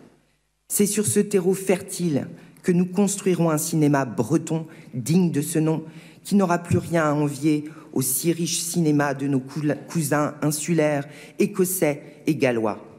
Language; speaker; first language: French; native; French